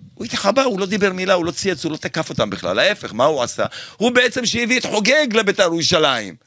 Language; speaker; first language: Hebrew; native; Hebrew